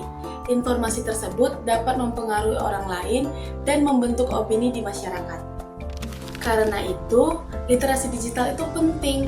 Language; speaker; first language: Indonesian; native; Indonesian